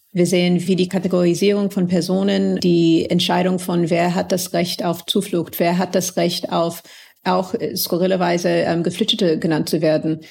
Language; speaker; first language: German; non-native, fluent; English